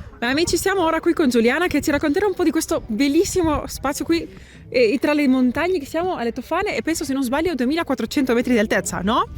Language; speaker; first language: Italian; early bilingual, heritage; Italian